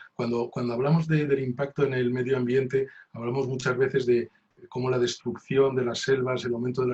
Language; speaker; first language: Spanish; native; Spanish